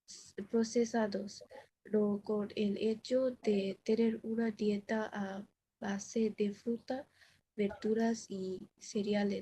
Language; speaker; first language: Spanish; non-native, learner; Bangla